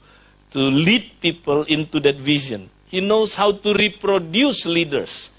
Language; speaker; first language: English; non-native, fluent; Indonesian